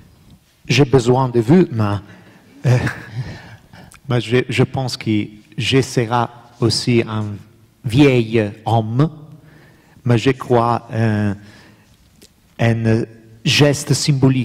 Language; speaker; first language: French; non-native, learner; Italian